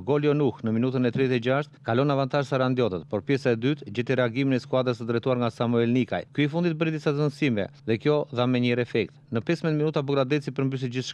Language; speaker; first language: Albanian; native; Albanian